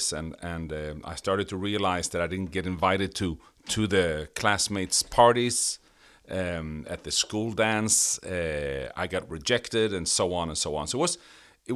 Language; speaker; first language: English; non-native, fluent; Swedish